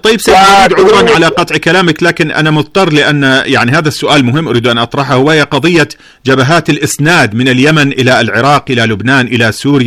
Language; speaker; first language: Arabic; native; Arabic